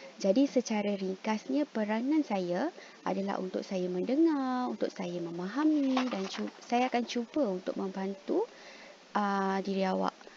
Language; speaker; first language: Malay; native; Malay